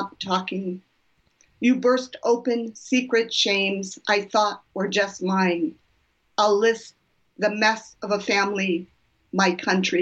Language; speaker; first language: English; native; English